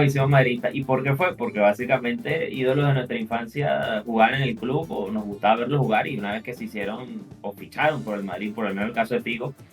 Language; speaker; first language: Spanish; native; Spanish